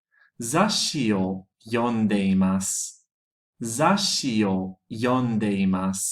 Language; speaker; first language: Japanese; non-native, fluent; English